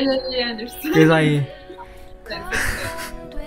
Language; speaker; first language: English; non-native, fluent; French